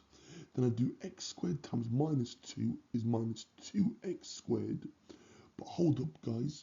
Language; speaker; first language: English; native; English